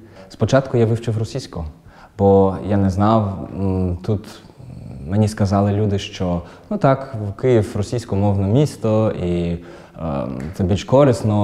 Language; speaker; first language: Ukrainian; non-native, fluent; German